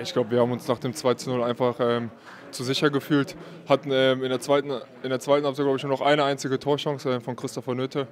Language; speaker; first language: German; native; German